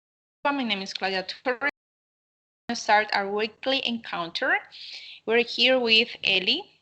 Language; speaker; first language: English; non-native, fluent; Spanish